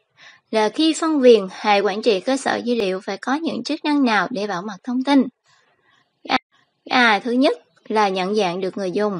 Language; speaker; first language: Vietnamese; native; Vietnamese